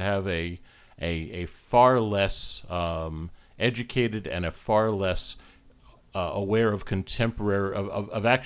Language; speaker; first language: English; native; English